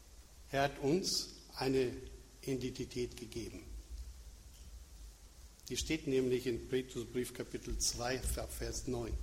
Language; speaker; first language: German; non-native, fluent; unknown